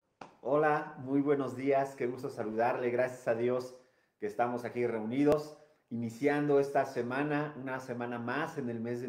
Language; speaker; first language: Spanish; native; Spanish